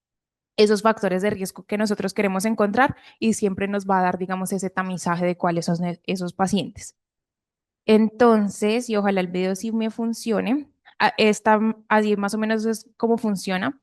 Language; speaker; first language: Spanish; native; Spanish